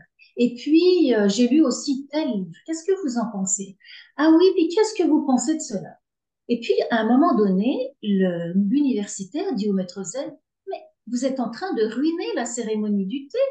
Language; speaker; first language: French; native; French